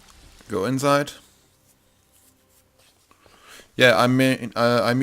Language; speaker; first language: English; non-native, learner; German